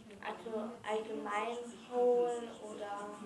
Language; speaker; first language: German; native; German